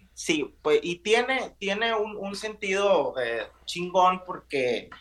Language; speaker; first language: Spanish; native; Spanish